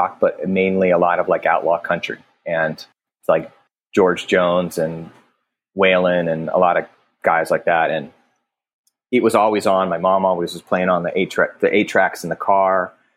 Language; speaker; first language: English; native; English